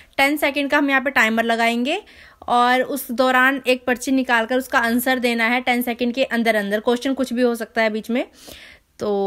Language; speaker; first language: Hindi; native; Hindi